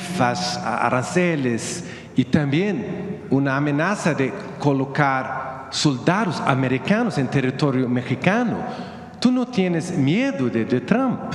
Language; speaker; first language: Spanish; non-native, fluent; Swedish